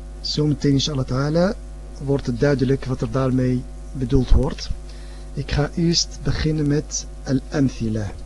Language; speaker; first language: Dutch; early bilingual, other home language; Arabic